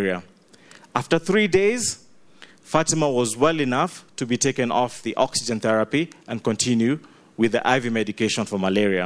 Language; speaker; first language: English; non-native, local second language; Ganda